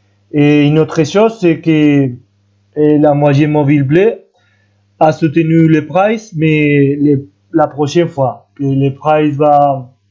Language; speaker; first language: French; non-native, fluent; Spanish